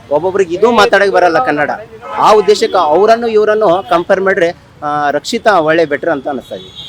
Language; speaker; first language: Kannada; native; Kannada